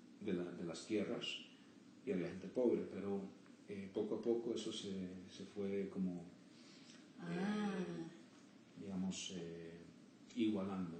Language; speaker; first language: Spanish; early bilingual, heritage; Spanish